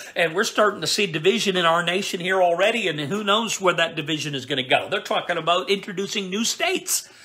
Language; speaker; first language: English; native; English